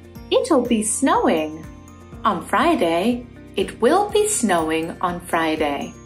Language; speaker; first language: English; non-native, fluent; Italian